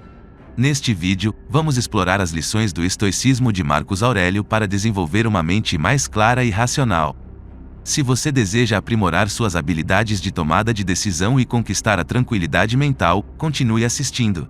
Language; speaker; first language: Portuguese; native; Portuguese